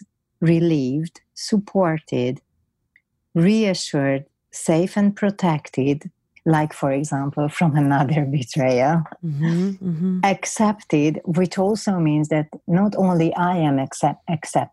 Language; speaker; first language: English; non-native, fluent; Hungarian